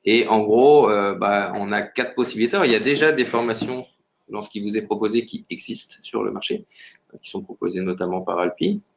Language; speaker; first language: French; native; French